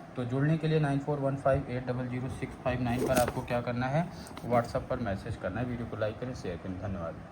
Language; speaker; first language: Hindi; native; Hindi